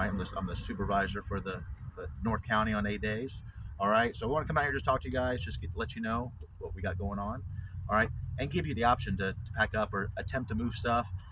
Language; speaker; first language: English; native; English